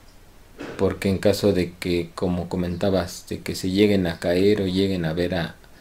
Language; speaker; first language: Spanish; native; Spanish